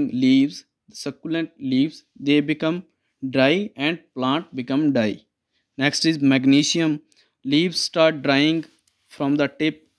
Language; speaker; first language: English; non-native, local second language; Punjabi